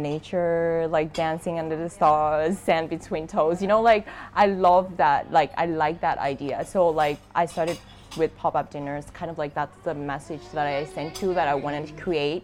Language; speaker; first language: English; non-native, fluent; Thai